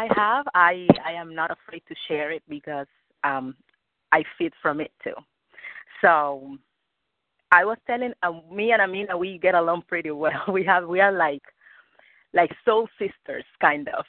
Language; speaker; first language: English; non-native, fluent; Spanish